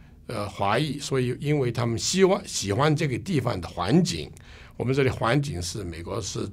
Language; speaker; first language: Chinese; non-native, local second language; Cantonese